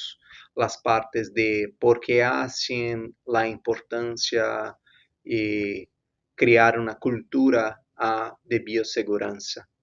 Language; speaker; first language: Spanish; non-native, fluent; Portuguese